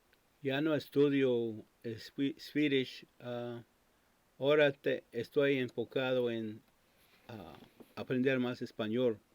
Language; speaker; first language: Spanish; non-native, fluent; English